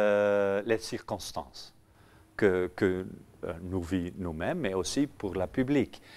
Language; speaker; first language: French; non-native, local second language; Dutch